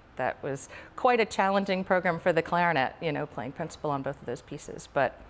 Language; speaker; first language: English; native; English